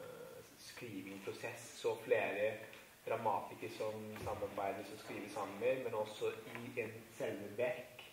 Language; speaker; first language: Norwegian; non-native, fluent; Italian